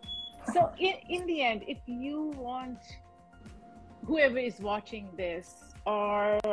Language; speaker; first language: English; non-native, local second language; Urdu